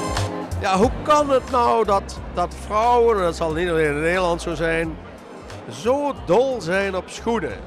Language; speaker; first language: Dutch; native; Dutch